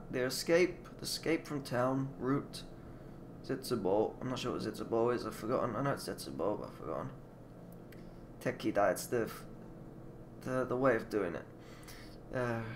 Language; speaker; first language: English; native; English